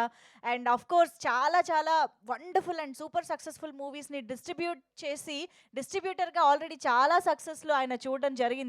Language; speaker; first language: Telugu; native; Telugu